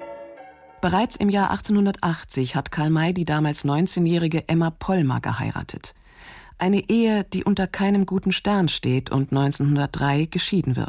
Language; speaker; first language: German; native; German